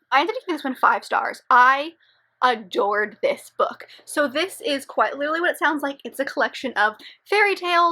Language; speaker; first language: English; native; English